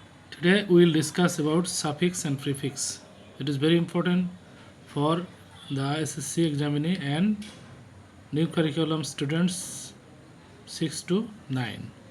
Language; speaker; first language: English; non-native, local second language; Bangla